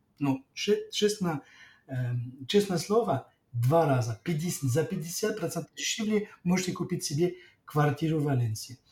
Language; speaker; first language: Russian; non-native, fluent; French